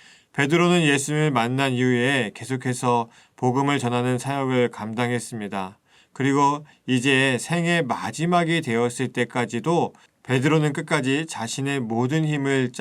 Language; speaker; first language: Korean; native; Korean